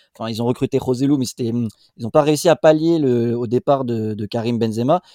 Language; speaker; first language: French; native; French